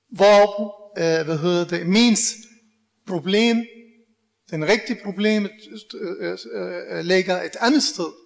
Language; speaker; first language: Danish; non-native, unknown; Arabic